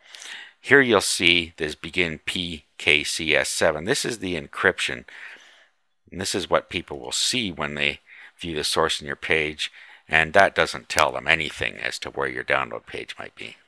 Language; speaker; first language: English; native; English